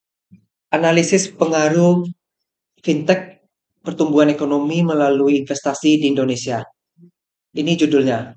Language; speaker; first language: Indonesian; native; Indonesian